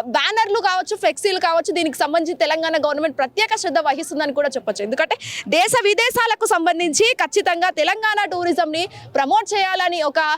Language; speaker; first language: Telugu; native; Telugu